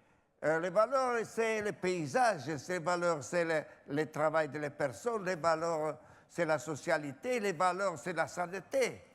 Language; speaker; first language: French; non-native, fluent; Italian